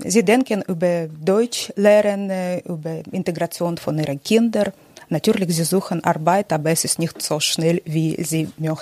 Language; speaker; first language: German; non-native, learner; Ukrainian